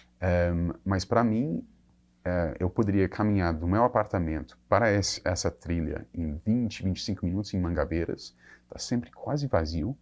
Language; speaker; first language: Portuguese; non-native, fluent; English